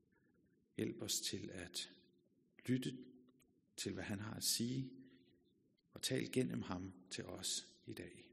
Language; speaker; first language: Danish; native; Danish